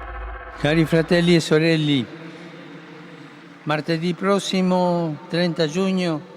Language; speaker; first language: Italian; non-native, fluent; Spanish